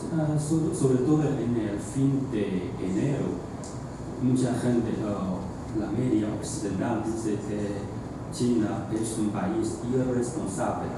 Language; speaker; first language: Spanish; non-native, fluent; Chinese